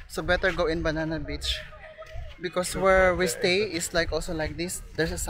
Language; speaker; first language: English; non-native, local second language; Filipino